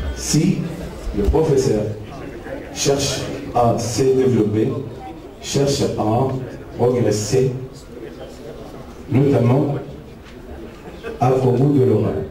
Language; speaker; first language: French; non-native, fluent; Arabic